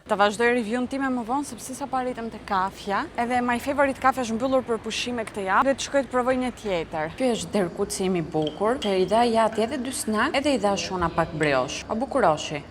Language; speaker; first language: Albanian; early bilingual, heritage; Albanian